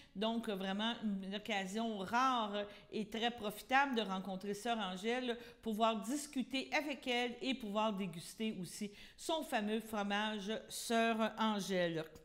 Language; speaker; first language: French; native; French